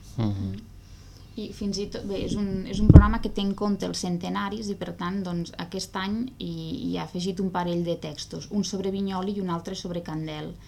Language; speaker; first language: Catalan; native; Catalan